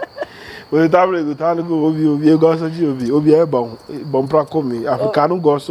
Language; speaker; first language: Portuguese; non-native, learner; Yoruba